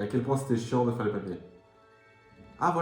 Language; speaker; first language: French; native; French